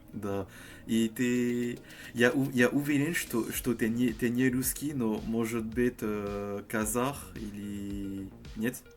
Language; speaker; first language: Russian; non-native, learner; French